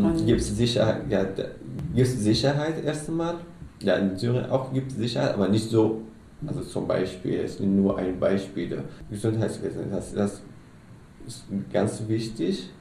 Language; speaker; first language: German; non-native, learner; Arabic